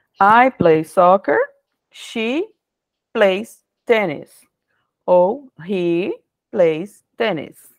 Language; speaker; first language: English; non-native, fluent; Portuguese